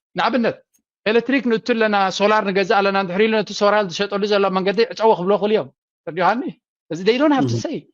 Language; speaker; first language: Tigrinya; native; Tigrinya